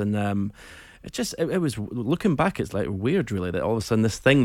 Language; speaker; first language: English; native; English